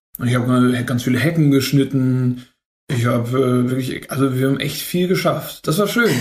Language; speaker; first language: German; native; German